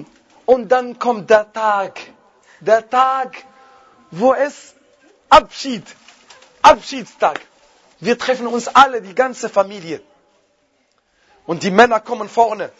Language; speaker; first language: German; non-native, fluent; Arabic